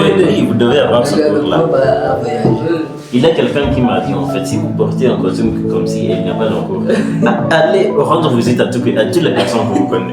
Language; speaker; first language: French; non-native, learner; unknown